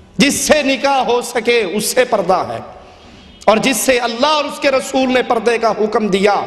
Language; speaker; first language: Urdu; non-native, local second language; Punjabi